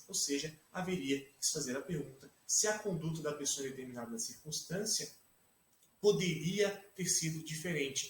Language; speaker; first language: Portuguese; native; Portuguese